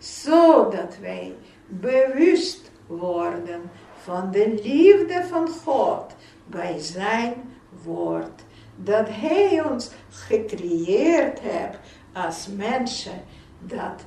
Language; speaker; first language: Dutch; non-native, fluent; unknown